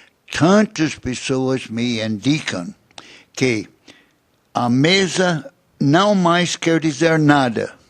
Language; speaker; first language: Portuguese; non-native, fluent; English